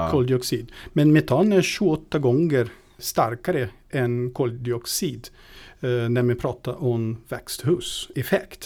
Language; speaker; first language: Swedish; non-native, fluent; Portuguese